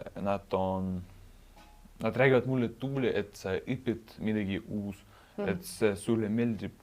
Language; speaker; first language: Estonian; non-native, local second language; Russian